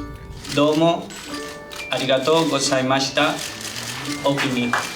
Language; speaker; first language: Japanese; non-native, learner; Spanish